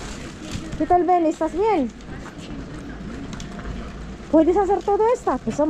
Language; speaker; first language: Spanish; non-native, learner; Filipino